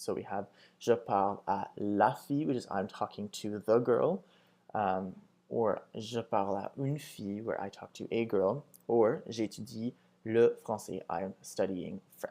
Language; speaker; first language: French; non-native, fluent; English